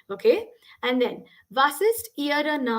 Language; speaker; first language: German; non-native, fluent; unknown